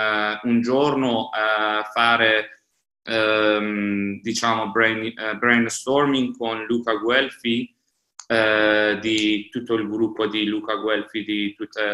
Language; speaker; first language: Italian; non-native, fluent; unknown